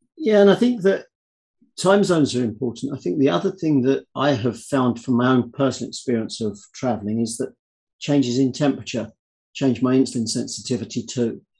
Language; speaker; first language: English; native; English